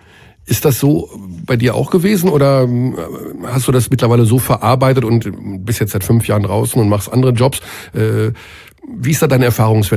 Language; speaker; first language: German; native; German